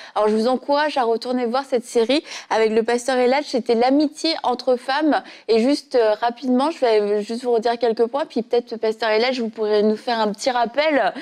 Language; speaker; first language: French; native; French